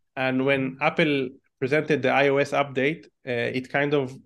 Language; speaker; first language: English; non-native, fluent; Hebrew